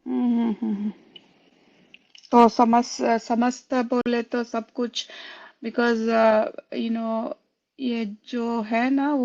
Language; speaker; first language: Hindi; non-native, local second language; Kannada